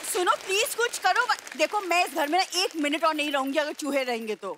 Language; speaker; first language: Hindi; native; Hindi